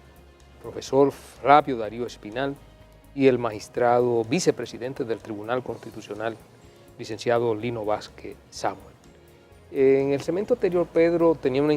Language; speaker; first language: Spanish; native; Spanish